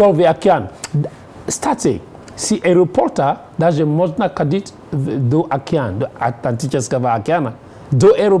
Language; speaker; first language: Russian; non-native, learner; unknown